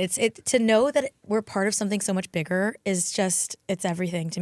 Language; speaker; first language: English; native; English